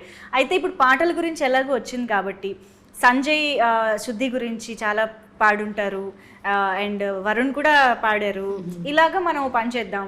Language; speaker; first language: Telugu; native; Telugu